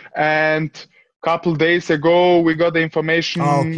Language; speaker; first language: English; early bilingual, other home language; Serbian